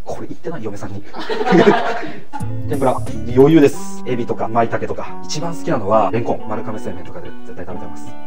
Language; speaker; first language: Japanese; native; Japanese